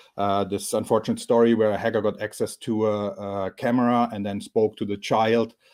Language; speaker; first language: English; non-native, fluent; German